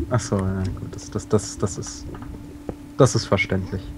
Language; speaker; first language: German; native; German